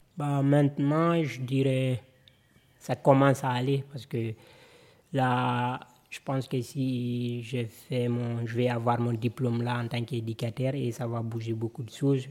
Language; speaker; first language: French; non-native, local second language; Fula